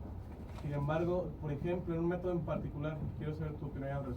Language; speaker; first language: Spanish; native; Spanish